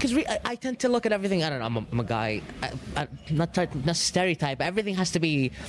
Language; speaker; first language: English; early bilingual, other home language; Arabic